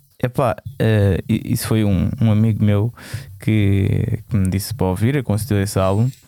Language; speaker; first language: Portuguese; native; Portuguese